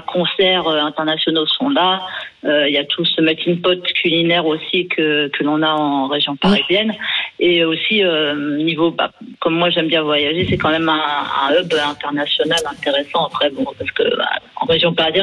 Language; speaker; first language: French; native; French